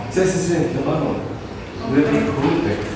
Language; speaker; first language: Spanish; non-native, learner; Haitian Creole